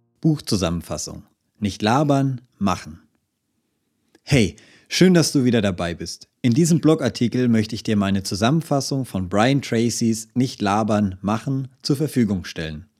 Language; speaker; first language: German; native; German